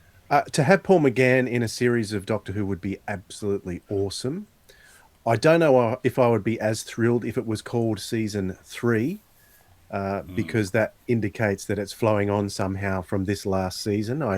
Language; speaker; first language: English; native; English